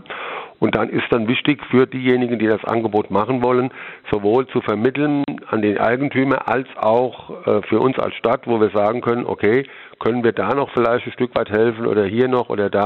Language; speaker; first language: German; native; German